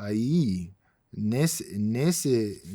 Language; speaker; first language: Portuguese; non-native, fluent; English